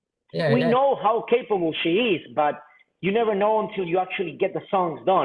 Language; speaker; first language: English; non-native, fluent; Spanish